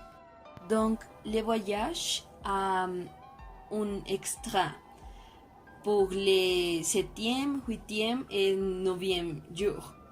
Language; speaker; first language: French; non-native, learner; Spanish